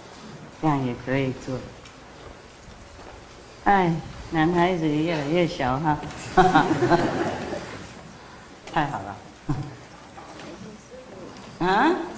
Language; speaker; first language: Chinese; non-native, fluent; Vietnamese